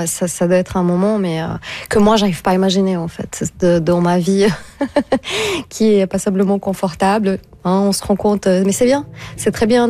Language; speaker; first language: French; native; French